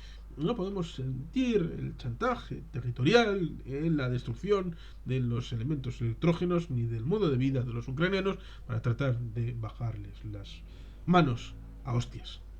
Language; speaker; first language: Spanish; native; Spanish